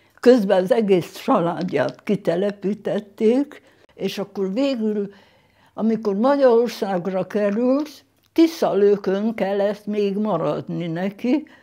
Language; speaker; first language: Hungarian; non-native, local second language; German